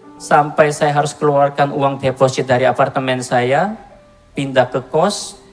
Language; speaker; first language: Indonesian; non-native, fluent; Korean